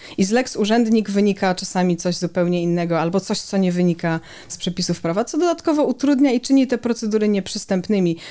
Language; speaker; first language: Polish; native; Polish